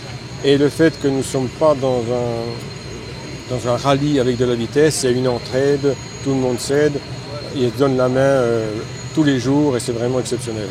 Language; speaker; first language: French; native; French